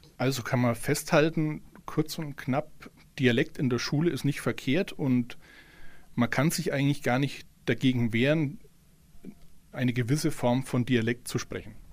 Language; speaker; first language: German; native; German